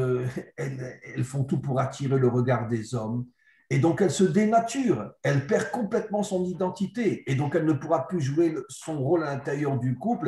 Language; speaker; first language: French; native; French